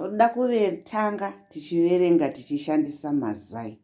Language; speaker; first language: Shona; native; Shona